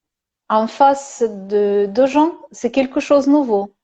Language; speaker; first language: French; non-native, learner; Russian